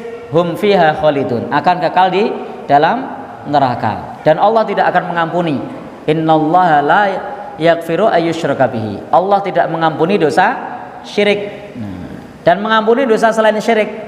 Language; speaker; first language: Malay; non-native, local second language; Javanese